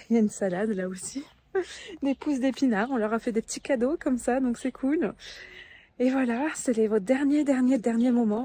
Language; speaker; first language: French; native; French